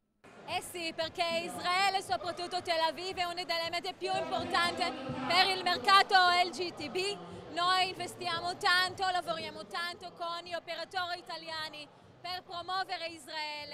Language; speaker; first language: Italian; non-native, fluent; Hebrew